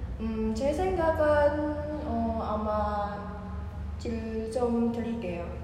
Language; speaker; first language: Korean; non-native, learner; Indonesian